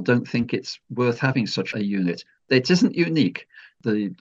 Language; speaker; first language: English; native; English